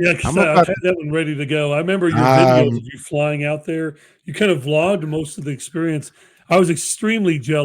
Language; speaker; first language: English; native; English